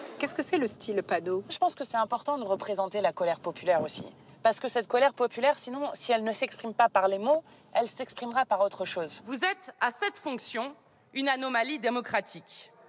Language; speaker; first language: French; native; French